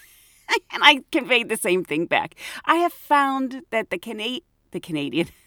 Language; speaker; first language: English; native; English